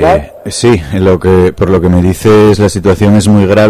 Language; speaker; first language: Spanish; native; Spanish